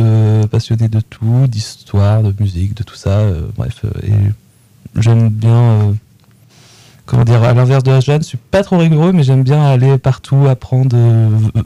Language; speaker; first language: French; native; French